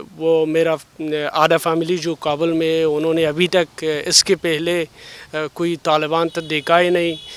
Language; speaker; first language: Hindi; non-native, learner; Persian